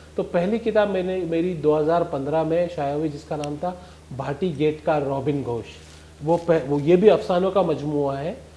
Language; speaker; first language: Urdu; non-native, local second language; Gujarati